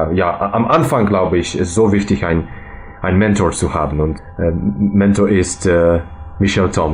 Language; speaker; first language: German; non-native, fluent; Russian